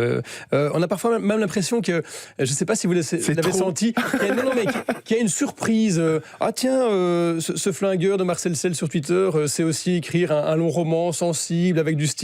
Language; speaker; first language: French; native; French